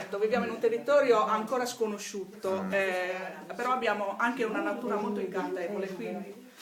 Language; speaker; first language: Italian; native; Italian